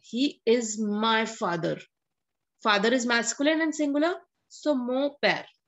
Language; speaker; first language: English; non-native, local second language; Hindi